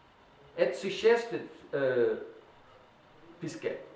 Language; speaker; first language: Russian; non-native, learner; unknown